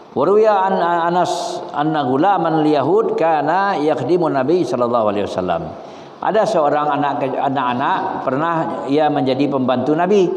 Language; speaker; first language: Malay; non-native, local second language; Minangkabau